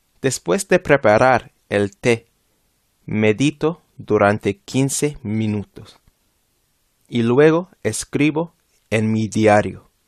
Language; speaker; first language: Spanish; non-native, fluent; English